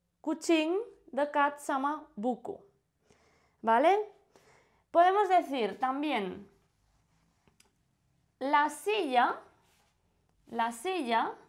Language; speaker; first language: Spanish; non-native, fluent; Indonesian